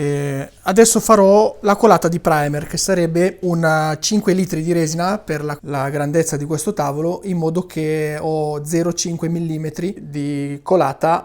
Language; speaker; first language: Italian; native; Italian